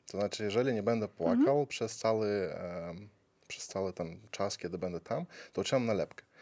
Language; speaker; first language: Polish; early bilingual, heritage; Polish